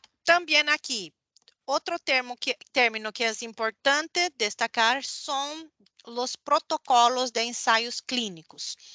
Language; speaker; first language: Spanish; non-native, fluent; Portuguese